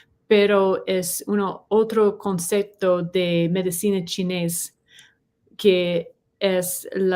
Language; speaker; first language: Spanish; non-native, fluent; English